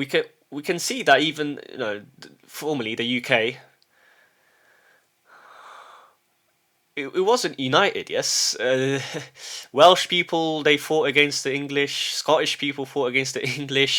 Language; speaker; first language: English; early bilingual, heritage; English